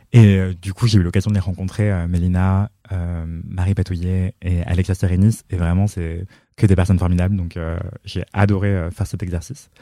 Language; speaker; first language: French; native; French